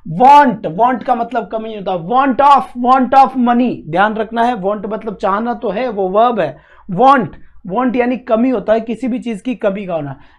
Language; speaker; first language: Hindi; native; Hindi